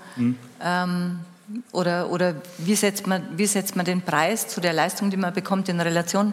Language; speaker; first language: German; native; German